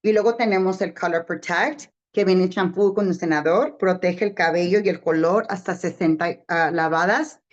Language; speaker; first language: Spanish; early bilingual, heritage; Spanish